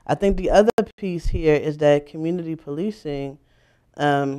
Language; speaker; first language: English; native; English